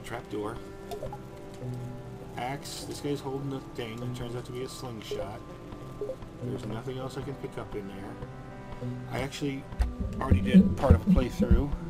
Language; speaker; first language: English; native; English